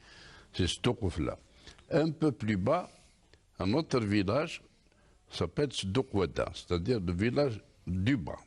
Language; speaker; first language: French; non-native, local second language; Kabyle